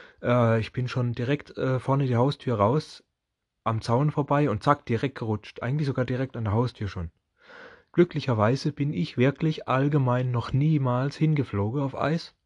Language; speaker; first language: German; native; German